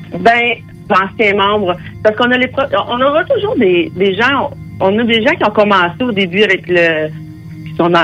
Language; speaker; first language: French; native; French